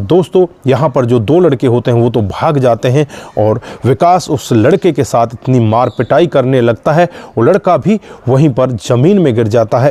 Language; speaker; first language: Hindi; native; Hindi